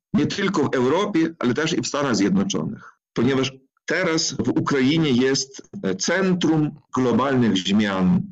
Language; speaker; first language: Polish; non-native, fluent; Ukrainian